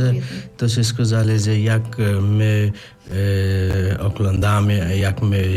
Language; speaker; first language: Polish; non-native, learner; Nepali